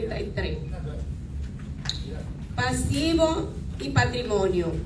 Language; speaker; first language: Spanish; native; Spanish